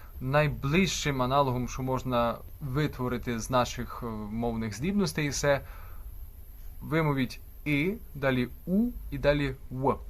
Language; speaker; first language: Ukrainian; native; Ukrainian